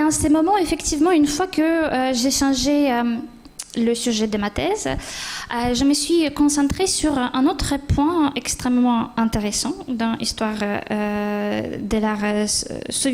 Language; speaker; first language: French; non-native, fluent; Ukrainian